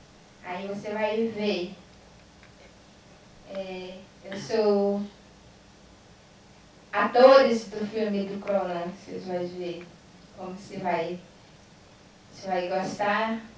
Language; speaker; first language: Portuguese; non-native, learner; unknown